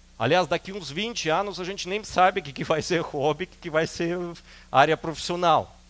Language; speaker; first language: Portuguese; non-native, fluent; Russian